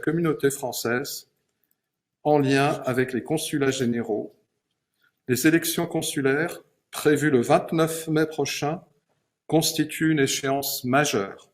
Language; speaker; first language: French; native; French